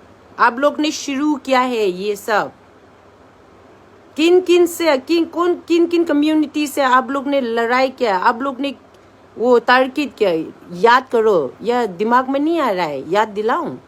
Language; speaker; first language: Hindi; non-native, local second language; Manipuri